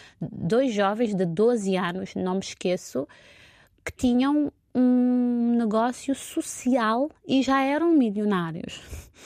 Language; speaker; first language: Portuguese; non-native, local second language; Kabuverdianu